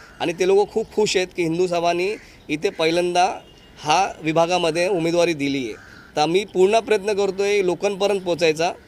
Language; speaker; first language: Marathi; non-native, local second language; Hindi